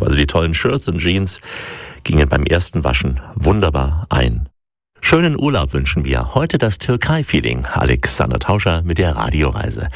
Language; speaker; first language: German; native; German